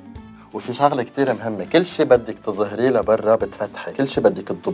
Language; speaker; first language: Arabic; native; Arabic